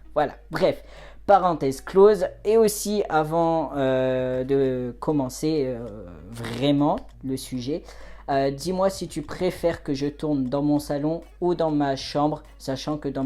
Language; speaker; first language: French; native; French